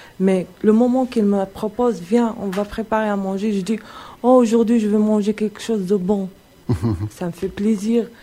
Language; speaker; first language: French; non-native, local second language; Arabic